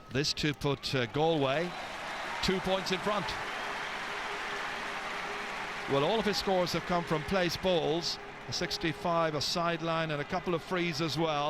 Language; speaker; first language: English; native; English